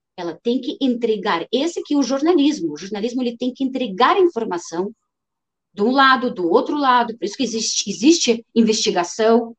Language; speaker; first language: Portuguese; non-native, fluent; Russian